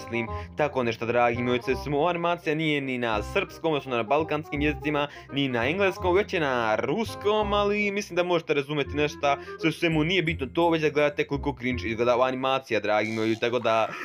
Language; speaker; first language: Serbian; native; Serbian